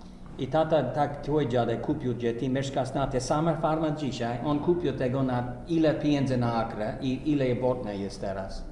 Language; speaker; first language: Polish; early bilingual, heritage; English